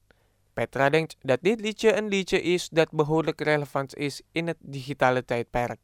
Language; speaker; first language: Dutch; non-native, fluent; Indonesian